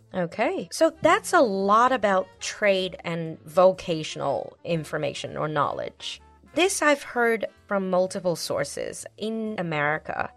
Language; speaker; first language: English; non-native, fluent; Chinese